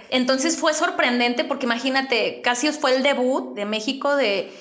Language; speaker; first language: Spanish; native; Spanish